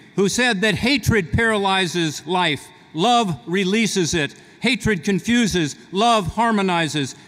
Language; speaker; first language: English; native; English